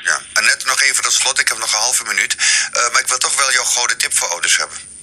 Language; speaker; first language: Dutch; native; Dutch